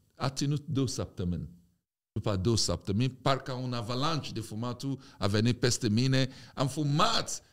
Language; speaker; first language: Romanian; non-native, fluent; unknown